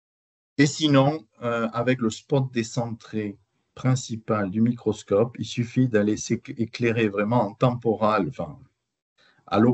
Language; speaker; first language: French; native; French